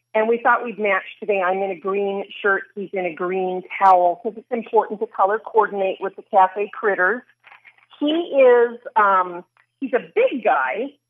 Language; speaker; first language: English; native; English